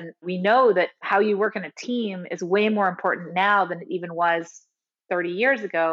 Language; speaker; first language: English; native; English